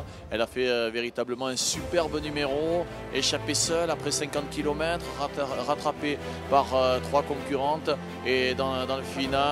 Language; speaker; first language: French; native; French